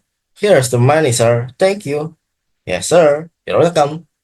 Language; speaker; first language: English; non-native, learner; Indonesian